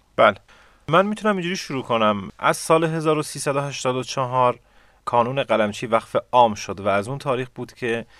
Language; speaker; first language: Persian; non-native, local second language; Kurdish